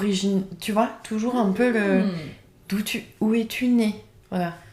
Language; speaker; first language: French; native; French